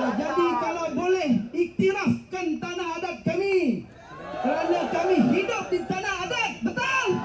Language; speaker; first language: Malay; non-native, local second language; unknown